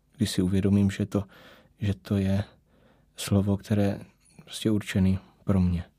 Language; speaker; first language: Czech; native; Czech